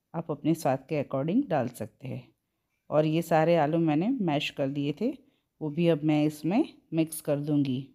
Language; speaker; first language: Hindi; non-native, local second language; Gujarati